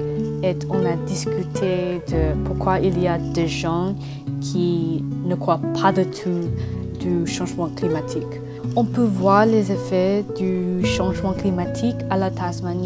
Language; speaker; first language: French; non-native, learner; English